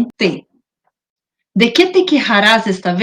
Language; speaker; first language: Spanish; non-native, learner; Portuguese